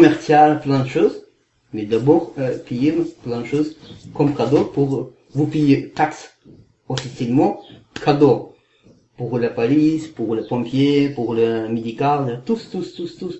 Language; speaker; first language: French; non-native, learner; Kazakh